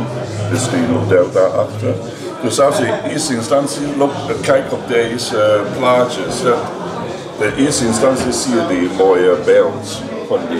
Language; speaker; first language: Dutch; non-native, learner; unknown